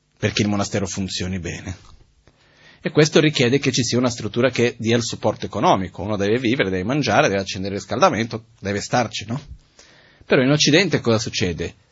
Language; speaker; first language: Italian; non-native, fluent; Portuguese